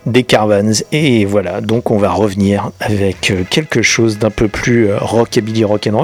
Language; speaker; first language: French; native; French